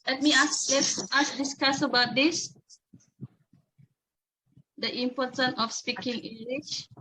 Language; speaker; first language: English; non-native, local second language; Indonesian